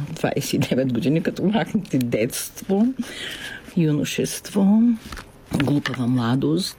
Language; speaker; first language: Bulgarian; native; Bulgarian